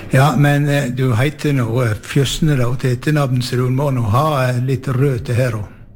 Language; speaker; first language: Norwegian; native; Norwegian